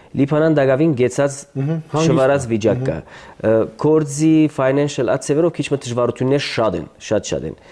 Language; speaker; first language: Armenian; early bilingual, heritage; Armenian